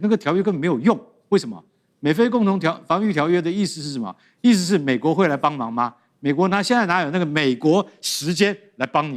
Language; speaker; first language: Chinese; native; Chinese